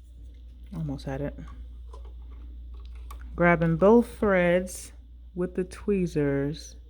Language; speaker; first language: English; native; English